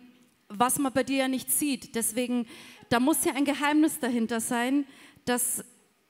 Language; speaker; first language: German; native; German